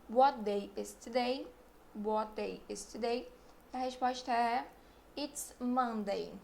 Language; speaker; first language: English; non-native, fluent; Portuguese